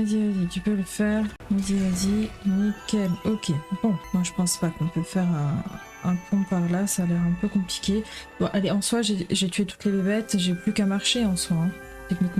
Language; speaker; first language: French; native; French